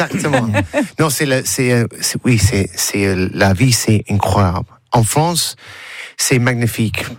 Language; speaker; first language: French; non-native, learner; English